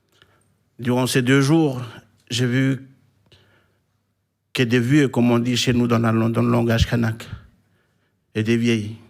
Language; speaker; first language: French; non-native, local second language; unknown